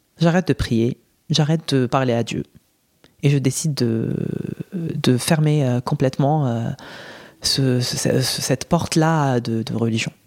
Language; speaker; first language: French; non-native, local second language; Arabic